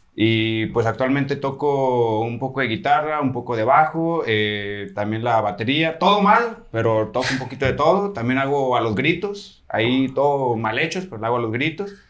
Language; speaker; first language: Spanish; native; Spanish